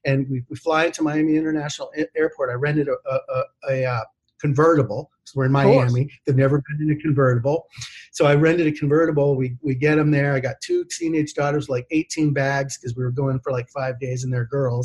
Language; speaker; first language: English; native; English